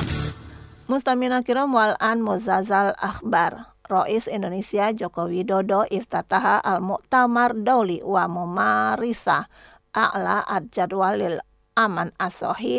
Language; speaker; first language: Arabic; non-native, fluent; Indonesian